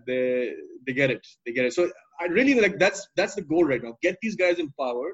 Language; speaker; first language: English; non-native, local second language; Urdu